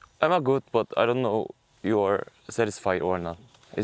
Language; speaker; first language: English; non-native, learner; Korean